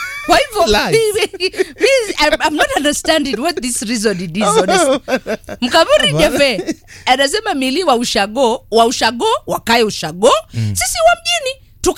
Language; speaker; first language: Swahili; native; Swahili